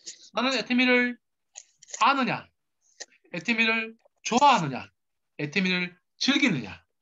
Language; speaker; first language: Korean; native; Korean